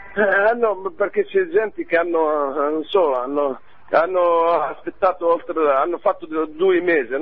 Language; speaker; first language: Italian; non-native, learner; Arabic